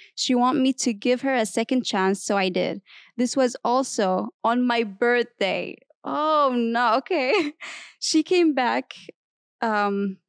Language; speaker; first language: English; non-native, fluent; Arabic